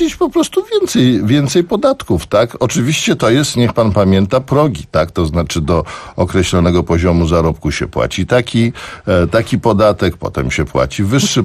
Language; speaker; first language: Polish; native; Polish